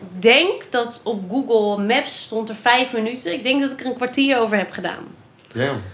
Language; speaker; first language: Dutch; native; Dutch